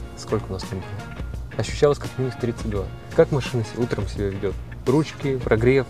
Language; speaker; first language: Russian; native; Russian